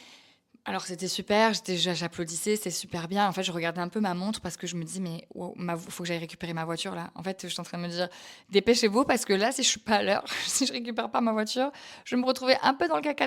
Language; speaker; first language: French; native; French